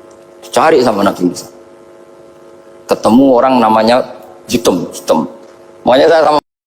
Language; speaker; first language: Indonesian; non-native, local second language; Javanese